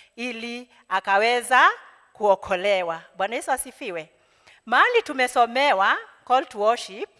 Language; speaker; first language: Swahili; non-native, local second language; Kikuyu